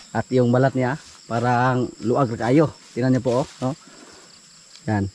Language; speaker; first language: Filipino; non-native, local second language; Cebuano